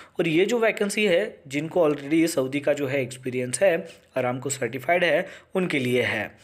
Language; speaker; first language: Hindi; native; Hindi